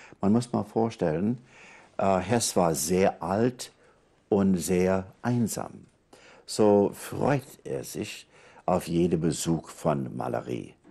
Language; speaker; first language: German; non-native, fluent; English